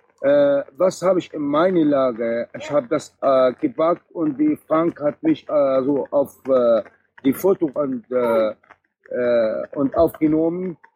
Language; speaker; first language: German; non-native, learner; Arabic